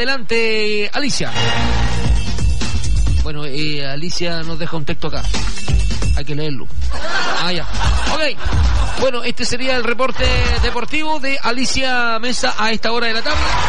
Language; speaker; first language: Spanish; native; Spanish